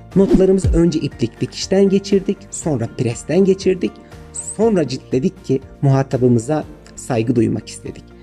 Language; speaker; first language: Turkish; native; Turkish